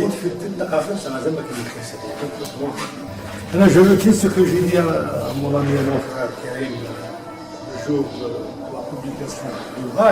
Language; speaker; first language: French; non-native, local second language; Arabic